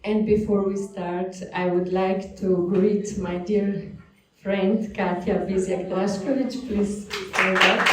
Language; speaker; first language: English; non-native, fluent; Slovenian